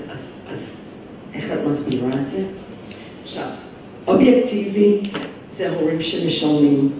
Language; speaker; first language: Hebrew; non-native, fluent; English